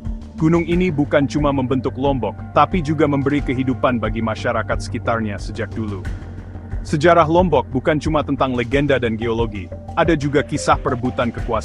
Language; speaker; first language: Indonesian; native; Indonesian